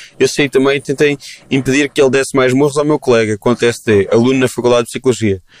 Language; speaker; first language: Portuguese; native; Portuguese